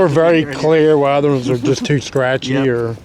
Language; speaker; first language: English; native; English